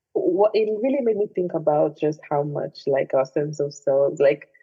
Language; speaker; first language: English; non-native, local second language; Igbo